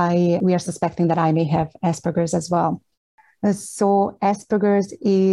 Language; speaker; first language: English; non-native, fluent; Hungarian